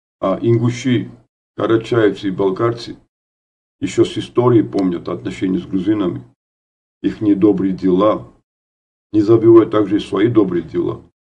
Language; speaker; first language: Russian; non-native, fluent; Georgian